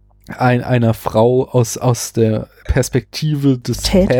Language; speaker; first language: German; native; German